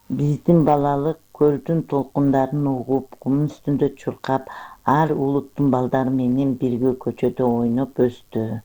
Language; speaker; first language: Kyrgyz; non-native, local second language; Uyghur